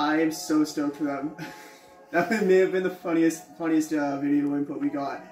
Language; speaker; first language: English; native; English